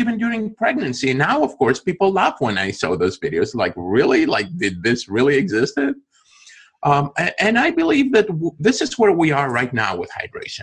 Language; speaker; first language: English; non-native, fluent; Greek